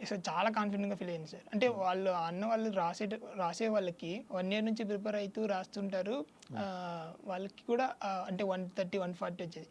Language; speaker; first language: Telugu; non-native, local second language; Tamil